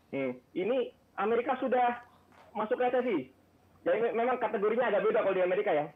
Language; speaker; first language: Indonesian; native; Indonesian